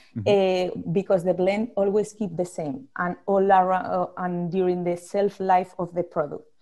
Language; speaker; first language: English; non-native, fluent; Spanish